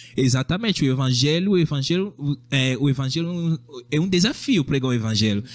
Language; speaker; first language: Portuguese; non-native, fluent; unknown